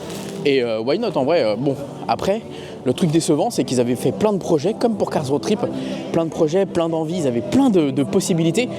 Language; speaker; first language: French; native; French